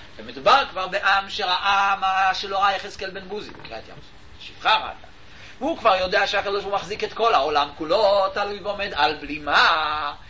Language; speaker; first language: Hebrew; native; Hebrew